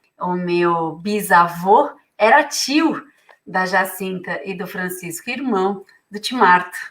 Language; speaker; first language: Portuguese; native; Portuguese